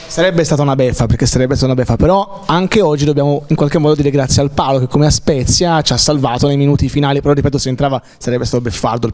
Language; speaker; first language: Italian; native; Italian